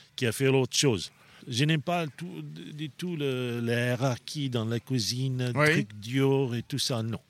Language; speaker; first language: French; non-native, fluent; Afrikaans